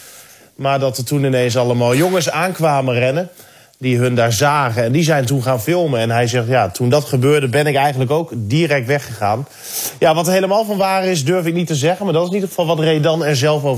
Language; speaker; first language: Dutch; native; Dutch